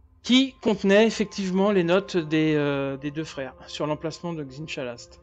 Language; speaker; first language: French; native; French